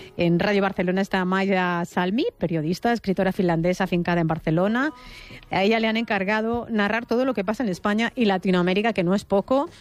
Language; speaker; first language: Spanish; native; Spanish